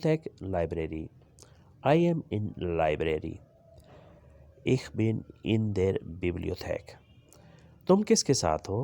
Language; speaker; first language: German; non-native, learner; Urdu